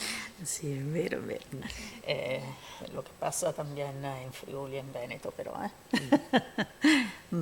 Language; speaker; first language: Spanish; non-native, fluent; Italian